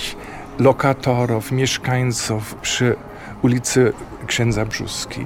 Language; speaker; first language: Polish; non-native, fluent; German